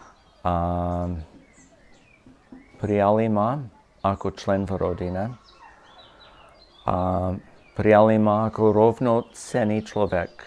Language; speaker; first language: Slovak; non-native, fluent; English